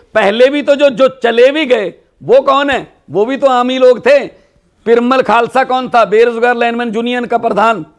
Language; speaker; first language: Hindi; non-native, local second language; Punjabi